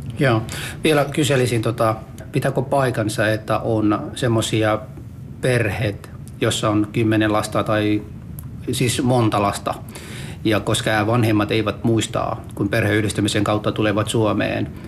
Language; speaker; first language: Finnish; non-native, fluent; Arabic